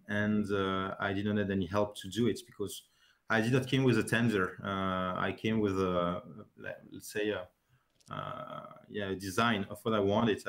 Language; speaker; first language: English; non-native, fluent; French